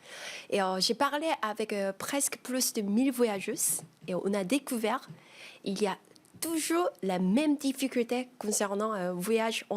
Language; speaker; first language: French; non-native, fluent; Korean